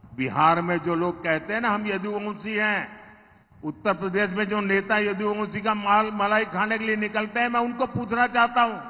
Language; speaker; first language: Hindi; non-native, local second language; Gujarati